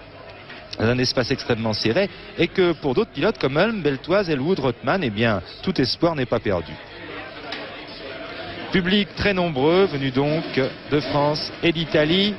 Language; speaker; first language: French; native; French